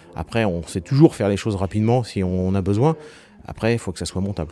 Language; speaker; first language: French; native; French